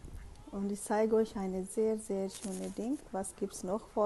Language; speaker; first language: German; non-native, learner; Urdu